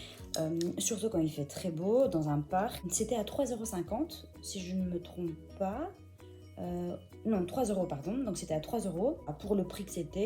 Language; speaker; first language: French; native; French